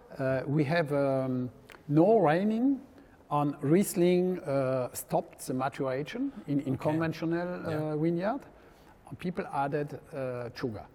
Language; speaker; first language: English; non-native, learner; French